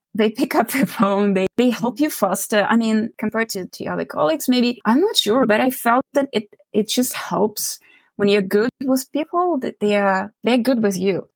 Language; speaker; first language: English; non-native, fluent; Ukrainian